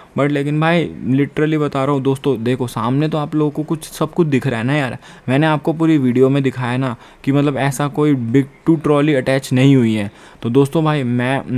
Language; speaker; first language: Hindi; non-native, local second language; Punjabi